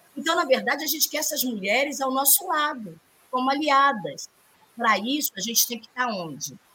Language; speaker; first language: Portuguese; native; Portuguese